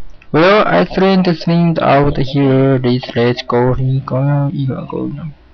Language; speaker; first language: English; non-native, learner; Chinese